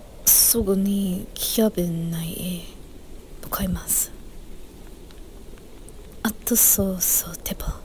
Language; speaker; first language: Japanese; non-native, learner; English